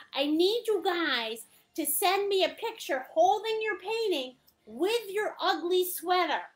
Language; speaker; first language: English; native; English